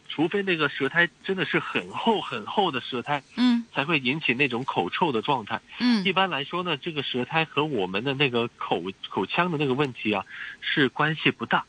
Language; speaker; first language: Chinese; non-native, local second language; Cantonese